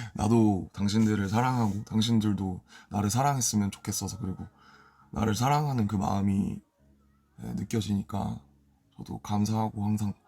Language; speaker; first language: Korean; native; Korean